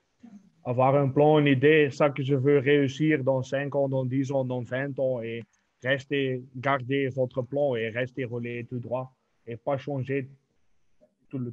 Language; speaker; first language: French; non-native, local second language; Dutch